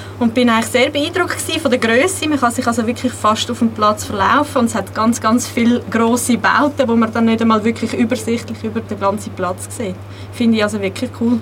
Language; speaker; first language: German; native; German